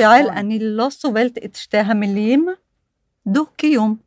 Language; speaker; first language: Hebrew; non-native, local second language; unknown